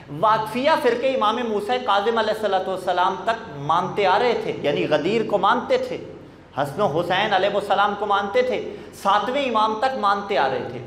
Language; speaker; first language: Urdu; non-native, local second language; Punjabi